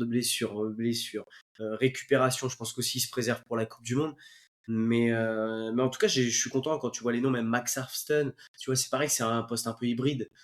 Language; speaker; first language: French; native; French